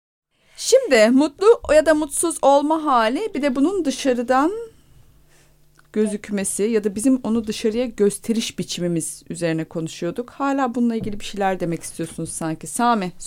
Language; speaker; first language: Turkish; native; Turkish